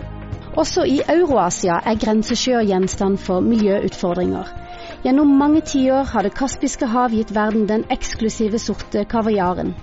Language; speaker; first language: Norwegian; native; Norwegian